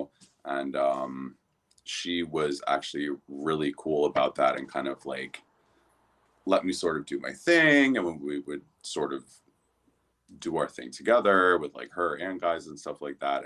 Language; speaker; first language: English; native; English